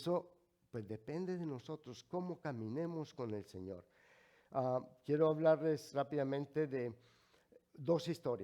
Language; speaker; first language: Spanish; native; Spanish